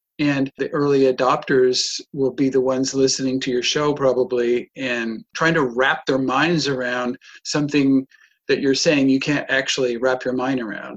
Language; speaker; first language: English; native; English